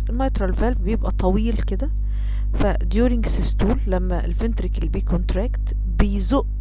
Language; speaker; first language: Arabic; native; Arabic